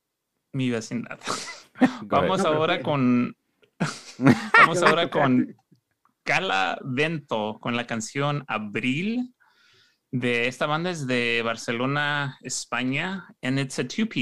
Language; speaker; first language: Spanish; early bilingual, heritage; Spanish